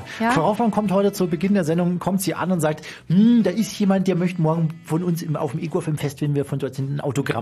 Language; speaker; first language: German; native; German